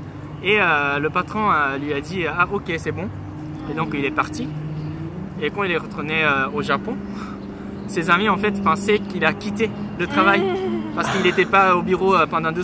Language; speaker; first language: French; non-native, fluent; Japanese